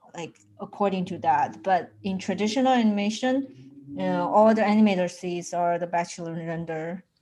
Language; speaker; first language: English; non-native, fluent; Chinese